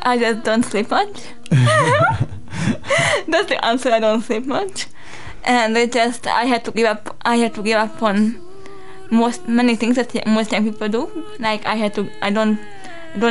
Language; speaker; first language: English; non-native, fluent; Hungarian